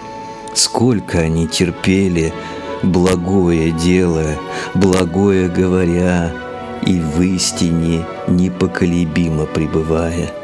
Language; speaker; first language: Russian; native; Russian